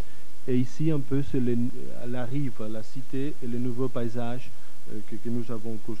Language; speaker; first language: French; non-native, fluent; Catalan